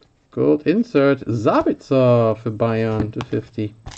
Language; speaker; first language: German; native; German